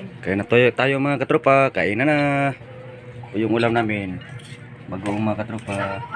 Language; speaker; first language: Filipino; native; Filipino